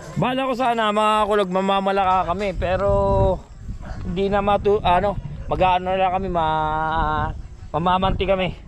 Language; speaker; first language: Filipino; native; Filipino